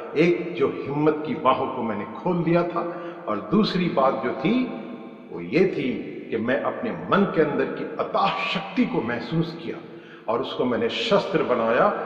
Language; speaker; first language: Hindi; non-native, local second language; Urdu